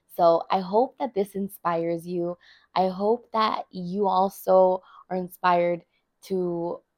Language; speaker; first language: English; early bilingual, other home language; Spanish